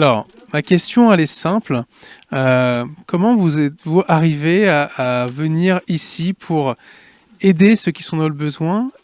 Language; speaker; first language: French; native; French